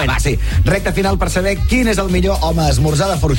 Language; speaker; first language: Catalan; native; Catalan